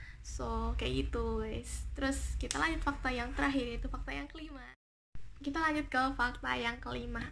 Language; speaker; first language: Indonesian; early bilingual, heritage; Indonesian